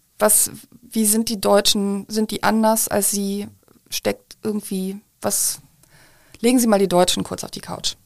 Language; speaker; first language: German; native; German